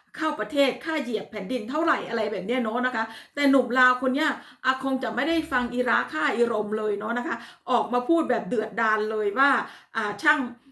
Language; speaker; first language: Thai; native; Thai